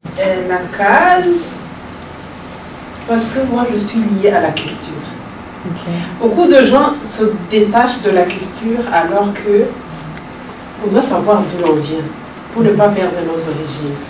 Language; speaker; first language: French; non-native, local second language; Kinyarwanda